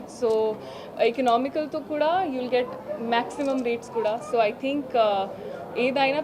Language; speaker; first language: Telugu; non-native, learner; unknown